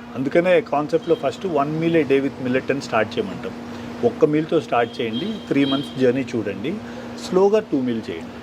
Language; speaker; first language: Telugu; native; Telugu